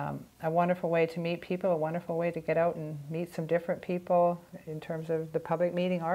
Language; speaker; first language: English; native; English